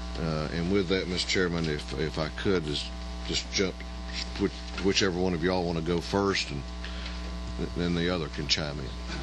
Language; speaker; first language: English; native; English